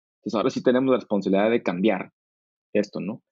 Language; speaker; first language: Spanish; native; Spanish